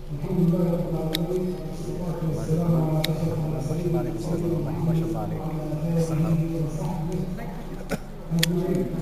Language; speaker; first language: Arabic; native; Arabic